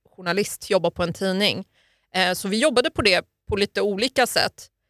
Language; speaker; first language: Swedish; native; Swedish